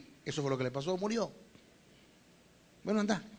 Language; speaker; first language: Spanish; native; Spanish